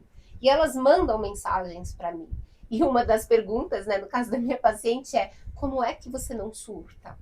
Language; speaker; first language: Portuguese; native; Portuguese